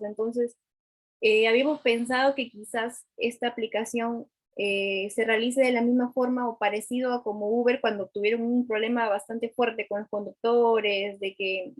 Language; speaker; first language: Spanish; native; Spanish